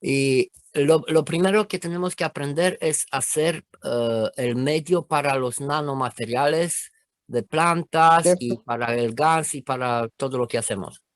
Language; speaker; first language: Spanish; non-native, fluent; Romanian